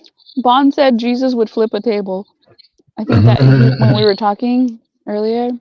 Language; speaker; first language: English; native; English